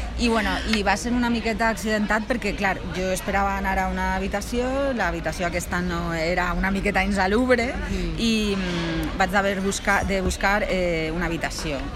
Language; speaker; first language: Catalan; non-native, local second language; Spanish